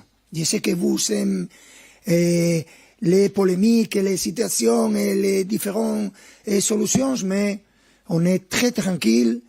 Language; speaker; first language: French; non-native, fluent; Spanish